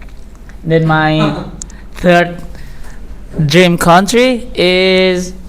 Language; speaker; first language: English; non-native, learner; Indonesian